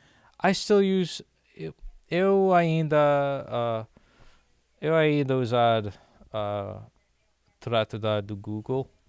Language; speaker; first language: Portuguese; non-native, learner; English